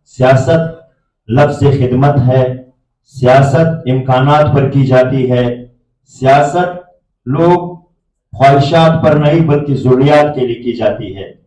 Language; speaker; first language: Urdu; non-native, local second language; Pashto